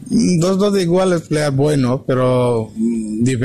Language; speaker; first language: Spanish; non-native, learner; Bangla